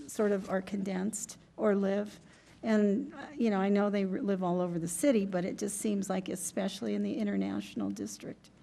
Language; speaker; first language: English; native; English